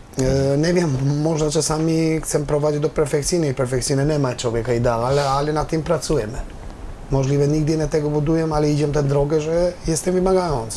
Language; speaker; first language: Polish; non-native, learner; Albanian